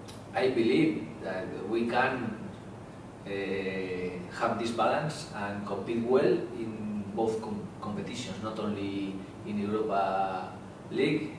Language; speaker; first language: English; non-native, learner; Spanish